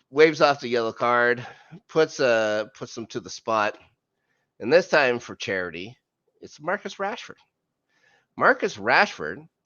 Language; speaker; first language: English; native; English